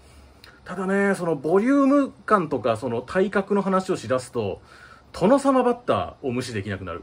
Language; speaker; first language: Japanese; native; Japanese